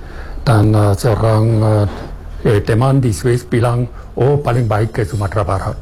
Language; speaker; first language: Indonesian; non-native, fluent; German